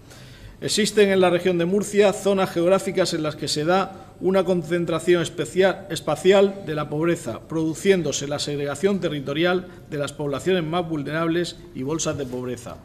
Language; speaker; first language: Spanish; native; Spanish